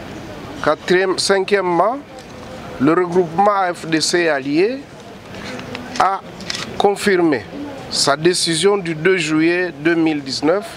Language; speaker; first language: French; non-native, local second language; Lingala